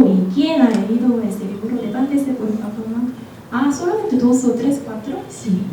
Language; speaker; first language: Spanish; non-native, learner; Korean